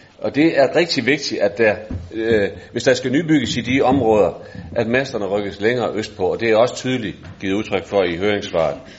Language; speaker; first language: Danish; native; Danish